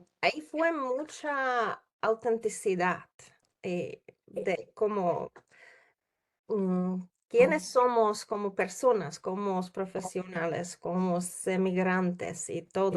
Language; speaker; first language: Spanish; non-native, learner; Czech